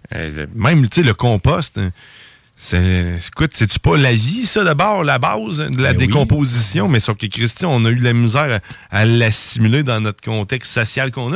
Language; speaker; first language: French; native; French